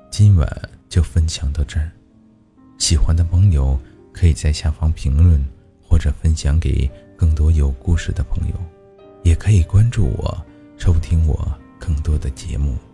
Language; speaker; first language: Chinese; native; Chinese